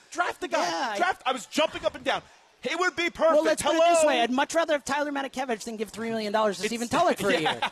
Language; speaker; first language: English; native; English